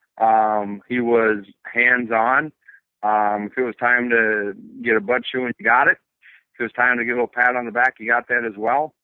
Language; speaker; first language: English; native; English